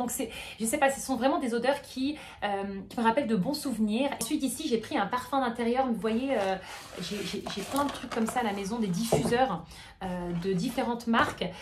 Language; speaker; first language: French; native; French